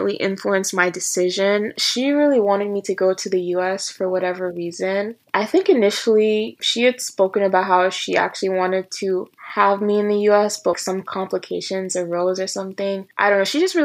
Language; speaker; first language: English; native; English